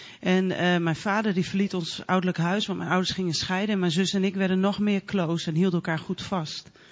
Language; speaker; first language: Dutch; native; Dutch